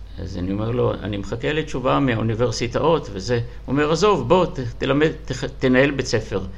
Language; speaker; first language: Hebrew; non-native, fluent; Russian